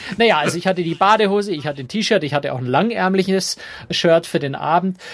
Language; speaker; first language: German; native; German